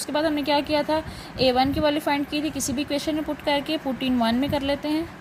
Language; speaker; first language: Hindi; non-native, local second language; Punjabi